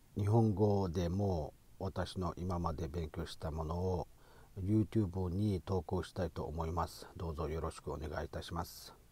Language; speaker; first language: Japanese; non-native, fluent; Uyghur